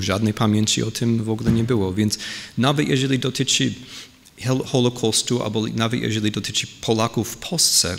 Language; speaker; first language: Polish; non-native, fluent; English